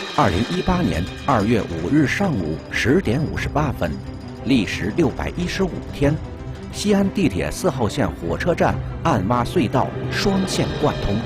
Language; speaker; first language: Chinese; native; Chinese